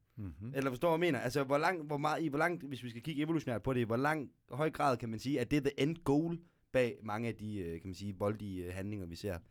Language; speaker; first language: Danish; native; Danish